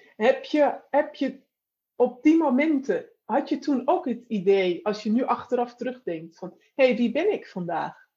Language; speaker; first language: Dutch; native; Dutch